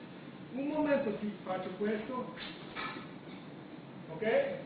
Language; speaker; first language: Italian; non-native, learner; Romanian